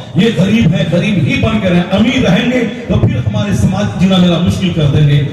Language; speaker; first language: Urdu; native; Urdu